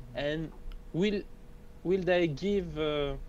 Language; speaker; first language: English; non-native, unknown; French